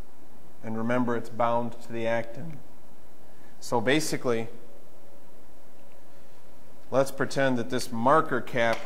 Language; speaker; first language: English; native; English